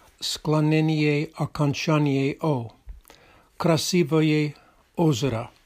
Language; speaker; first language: Russian; non-native, learner; English